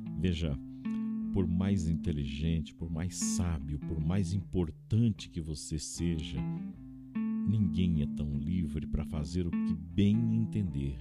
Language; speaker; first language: Portuguese; native; Portuguese